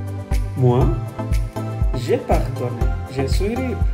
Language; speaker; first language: French; non-native, local second language; Kinyarwanda